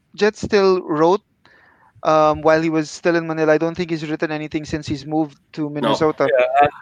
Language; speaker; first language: English; non-native, local second language; Filipino